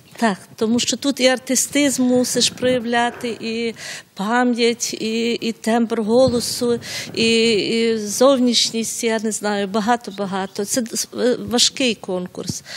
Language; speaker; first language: Ukrainian; non-native, local second language; Russian